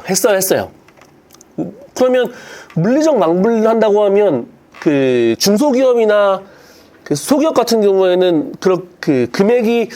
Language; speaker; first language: Korean; native; Korean